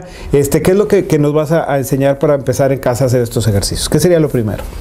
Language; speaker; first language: Spanish; native; Spanish